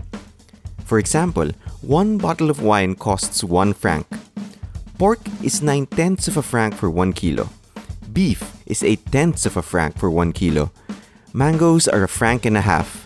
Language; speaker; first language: English; non-native, local second language; Filipino